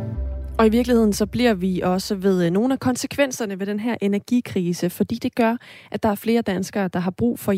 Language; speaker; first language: Danish; native; Danish